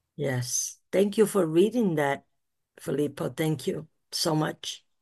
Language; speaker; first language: English; early bilingual, other home language; Italian